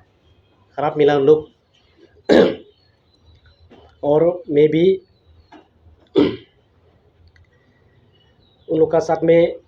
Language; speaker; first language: Hindi; non-native, local second language; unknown